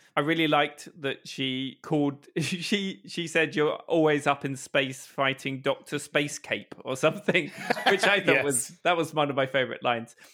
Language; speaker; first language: English; native; English